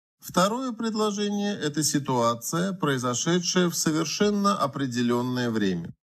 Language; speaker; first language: Russian; native; Russian